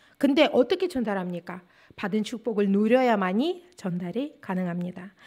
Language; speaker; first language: Korean; non-native, fluent; Russian